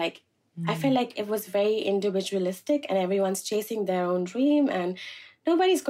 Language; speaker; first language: English; non-native, local second language; Malayalam